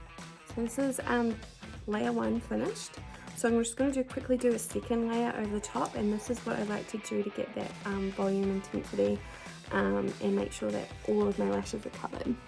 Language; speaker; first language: English; native; English